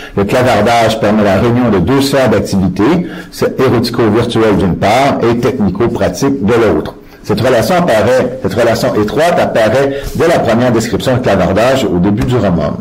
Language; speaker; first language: French; native; French